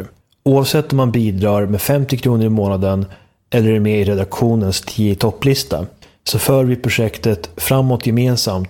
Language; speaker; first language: Swedish; native; Swedish